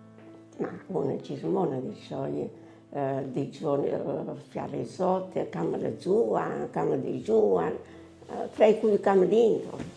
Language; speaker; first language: Albanian; non-native, learner; Italian